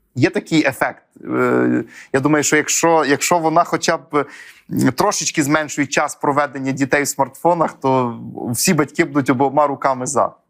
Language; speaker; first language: Ukrainian; native; Ukrainian